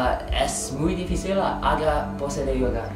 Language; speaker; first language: Spanish; non-native, learner; English